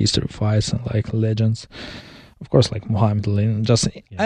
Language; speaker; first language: English; non-native, learner; Kazakh